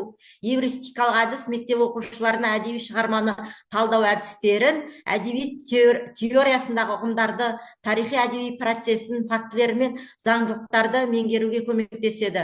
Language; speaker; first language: Kazakh; native; Kazakh